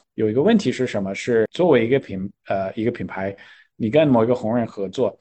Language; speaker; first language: Chinese; non-native, fluent; English